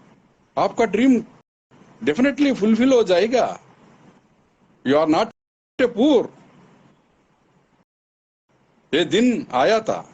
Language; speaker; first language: Hindi; non-native, local second language; Telugu